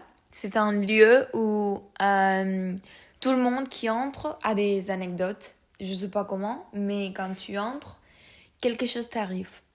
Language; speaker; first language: French; non-native, learner; Spanish